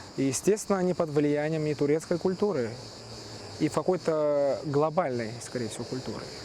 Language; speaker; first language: Russian; early bilingual, other home language; Turkish